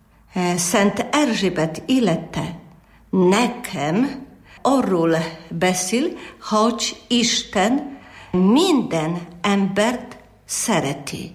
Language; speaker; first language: Hungarian; non-native, learner; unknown